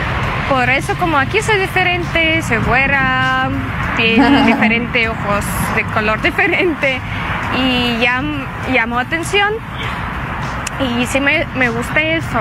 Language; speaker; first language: Spanish; non-native, fluent; Russian